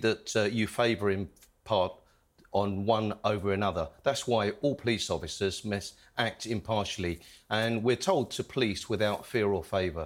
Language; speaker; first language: English; native; English